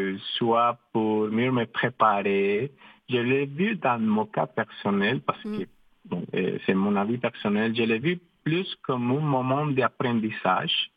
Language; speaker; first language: French; non-native, fluent; Spanish